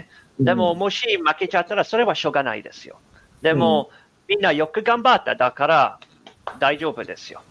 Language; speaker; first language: Japanese; non-native, learner; English